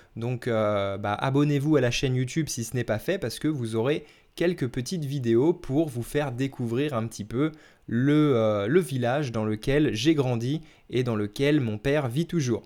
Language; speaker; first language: French; native; French